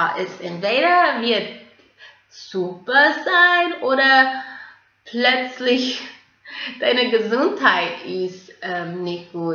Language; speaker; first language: German; non-native, fluent; English